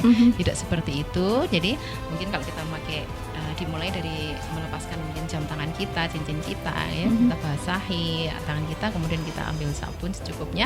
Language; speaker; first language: Indonesian; native; Indonesian